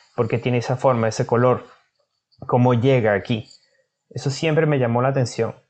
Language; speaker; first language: Spanish; native; Spanish